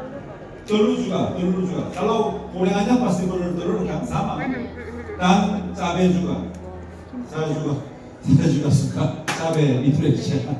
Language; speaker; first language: Indonesian; non-native, learner; Korean